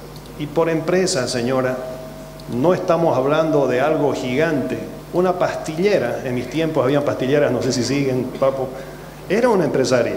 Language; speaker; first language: Spanish; native; Spanish